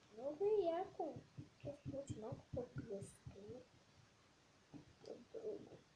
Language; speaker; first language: Bulgarian; native; Bulgarian